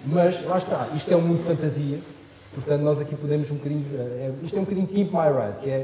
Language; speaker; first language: Portuguese; non-native, fluent; French